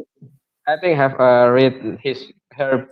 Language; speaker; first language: English; non-native, learner; Indonesian